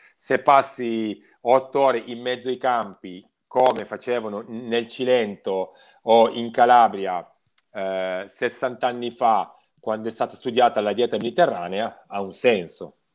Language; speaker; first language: Italian; native; Italian